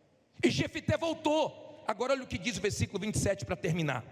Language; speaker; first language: Portuguese; native; Portuguese